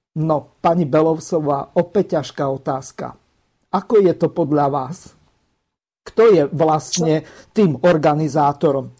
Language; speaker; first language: Slovak; native; Slovak